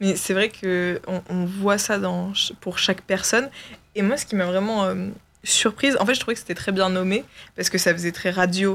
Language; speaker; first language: French; native; French